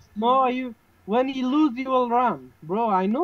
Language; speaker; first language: English; non-native, learner; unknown